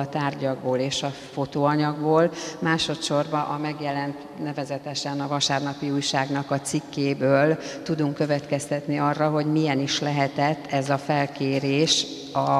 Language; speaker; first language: Hungarian; native; Hungarian